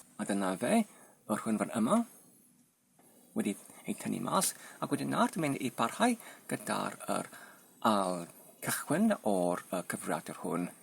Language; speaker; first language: Welsh; non-native, learner; Polish